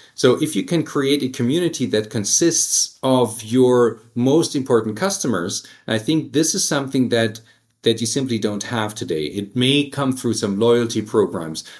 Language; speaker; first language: English; early bilingual, other home language; German